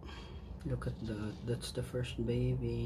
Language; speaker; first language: English; non-native, local second language; Filipino